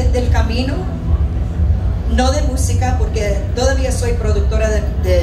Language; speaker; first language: Spanish; early bilingual, heritage; English